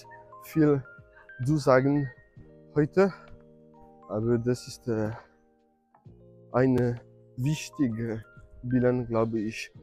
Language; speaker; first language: German; non-native, learner; French